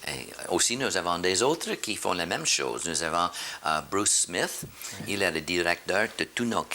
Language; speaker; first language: French; non-native, learner; English